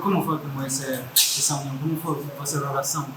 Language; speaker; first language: Portuguese; non-native, learner; French